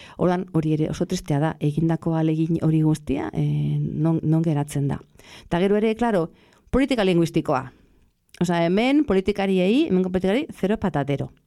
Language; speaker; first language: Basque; non-native, local second language; Spanish